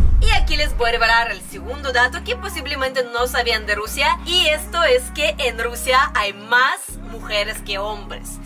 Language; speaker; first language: Spanish; non-native, fluent; Russian